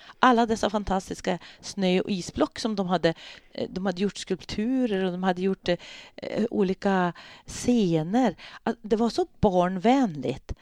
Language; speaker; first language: Swedish; native; Swedish